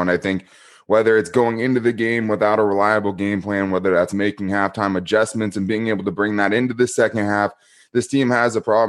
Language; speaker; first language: English; native; English